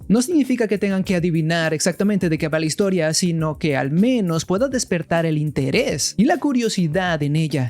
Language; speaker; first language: Spanish; native; Spanish